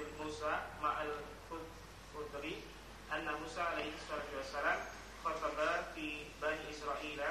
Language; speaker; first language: Arabic; non-native, learner; Indonesian